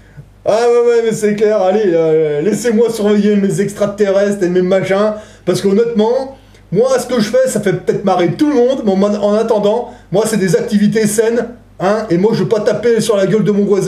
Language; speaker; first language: French; native; French